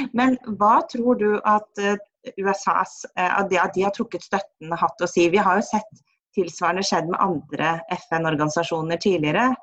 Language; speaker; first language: Norwegian; native; Norwegian